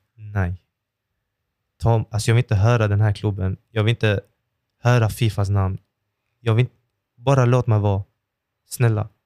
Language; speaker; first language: Swedish; early bilingual, other home language; Persian